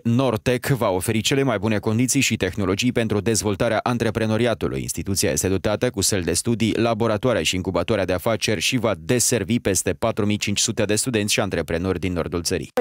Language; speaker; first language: Romanian; native; Romanian